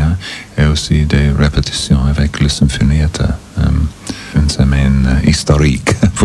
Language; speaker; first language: French; non-native, learner; English